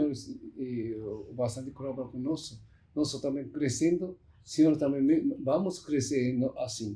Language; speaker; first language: Portuguese; non-native, learner; Japanese